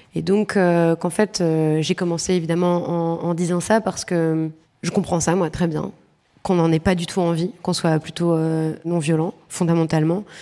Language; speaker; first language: French; native; French